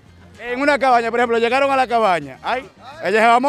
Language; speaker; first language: Spanish; native; Spanish